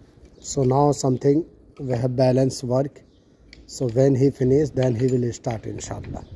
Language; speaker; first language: English; non-native, learner; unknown